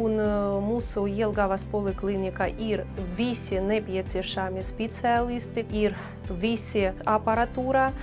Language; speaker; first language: Latvian; non-native, learner; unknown